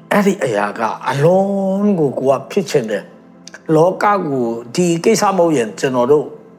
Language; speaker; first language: Burmese; non-native, local second language; Tedim Chin